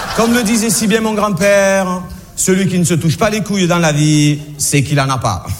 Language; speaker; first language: French; native; French